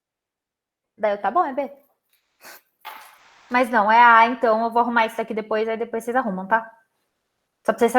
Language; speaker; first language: Portuguese; native; Portuguese